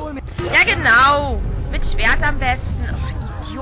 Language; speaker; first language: German; native; German